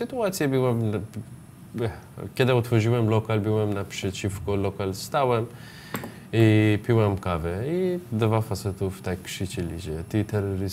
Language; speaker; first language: Polish; non-native, learner; Persian